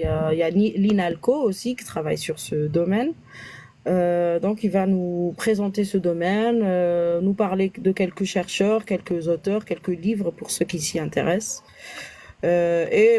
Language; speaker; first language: French; native; French